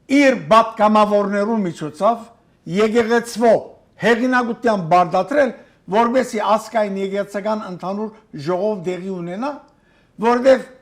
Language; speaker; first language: Armenian; early bilingual, heritage; Armenian